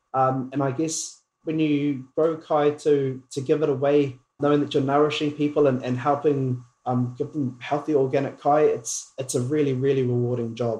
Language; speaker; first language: English; native; English